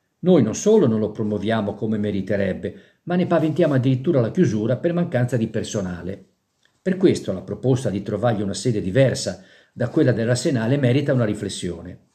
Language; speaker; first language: Italian; native; Italian